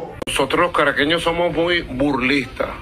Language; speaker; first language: Spanish; native; Spanish